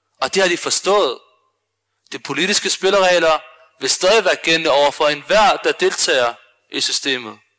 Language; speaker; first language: Danish; early bilingual, other home language; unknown